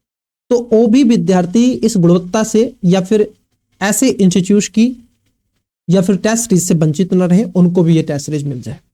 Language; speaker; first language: Hindi; native; Hindi